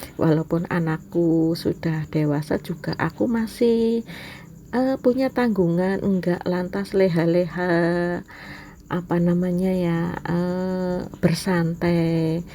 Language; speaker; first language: Indonesian; non-native, local second language; Javanese